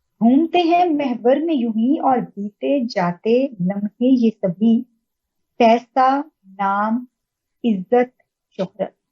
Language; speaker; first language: Urdu; native; Urdu